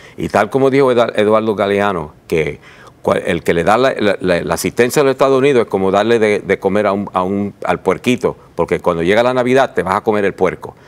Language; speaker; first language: Spanish; early bilingual, heritage; Spanish